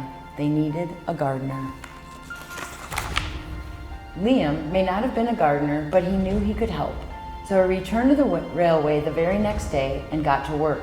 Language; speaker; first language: English; native; English